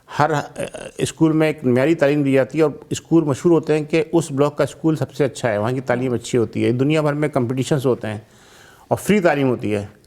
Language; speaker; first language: Urdu; native; Urdu